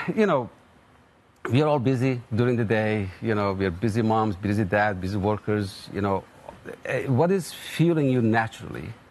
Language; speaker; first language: English; non-native, fluent; Turkish